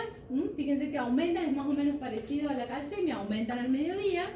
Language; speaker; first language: Spanish; native; Spanish